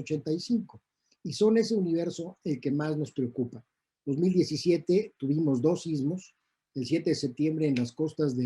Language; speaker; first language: Spanish; native; Spanish